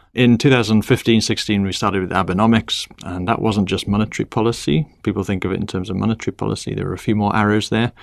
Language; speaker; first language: English; native; English